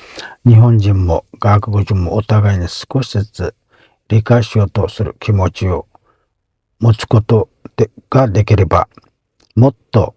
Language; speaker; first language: Japanese; non-native, fluent; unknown